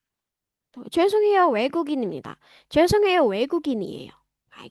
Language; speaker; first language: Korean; non-native, fluent; Indonesian